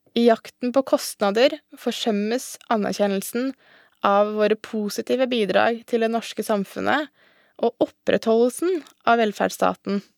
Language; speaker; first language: Norwegian; early bilingual, other home language; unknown